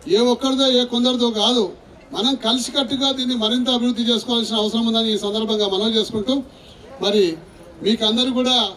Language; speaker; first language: Telugu; native; Telugu